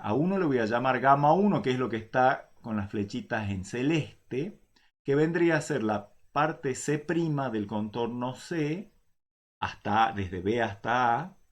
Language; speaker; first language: Spanish; native; Spanish